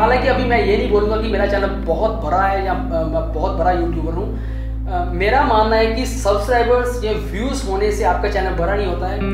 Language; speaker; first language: Hindi; non-native, local second language; Punjabi